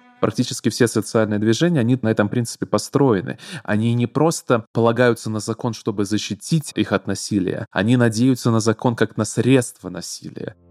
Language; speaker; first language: Russian; native; Russian